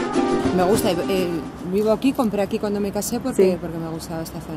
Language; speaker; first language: Spanish; native; Spanish